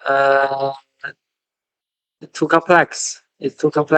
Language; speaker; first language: English; non-native, fluent; Chinese